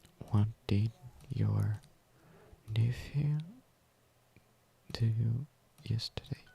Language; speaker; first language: English; non-native, fluent; Russian